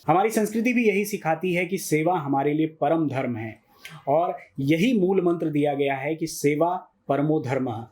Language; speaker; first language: Hindi; native; Hindi